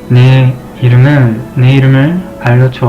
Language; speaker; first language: Korean; non-native, learner; English